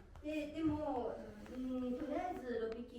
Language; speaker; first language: Japanese; non-native, learner; Korean